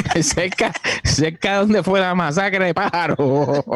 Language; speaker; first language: Spanish; native; Spanish